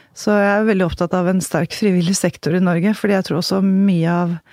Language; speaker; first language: Norwegian; native; Norwegian